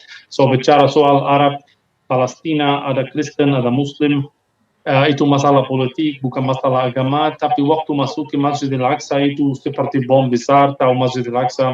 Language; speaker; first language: Indonesian; non-native, fluent; Hebrew